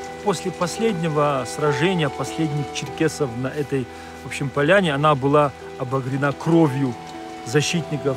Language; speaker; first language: Russian; native; Russian